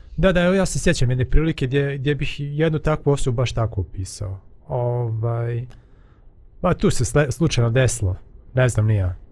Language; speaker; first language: Bosnian; native; Bosnian